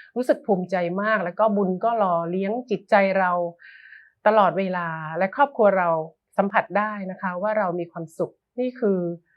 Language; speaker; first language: Thai; native; Thai